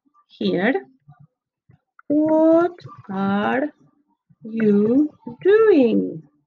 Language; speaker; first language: English; non-native, fluent; Spanish